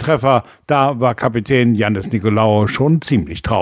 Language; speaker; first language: German; native; German